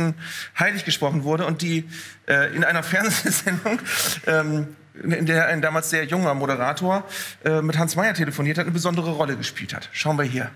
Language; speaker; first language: German; native; German